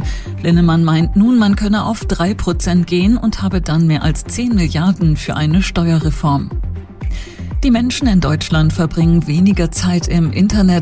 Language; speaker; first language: German; native; German